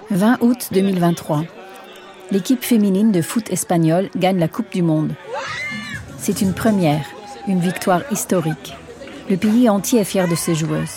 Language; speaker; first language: French; native; French